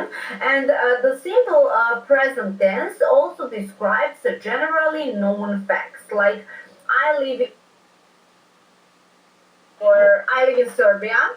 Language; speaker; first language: English; non-native, fluent; Serbian